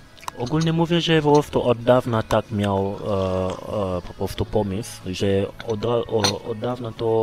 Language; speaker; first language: Polish; non-native, learner; Lingala